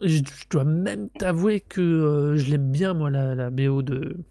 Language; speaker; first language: French; native; French